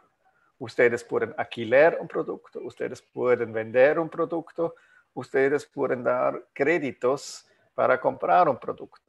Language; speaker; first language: Spanish; non-native, fluent; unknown